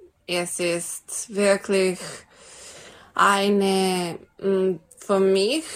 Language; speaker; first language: German; non-native, learner; Serbian